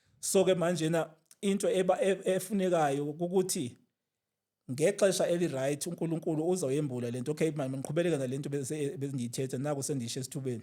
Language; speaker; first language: Zulu; native; Zulu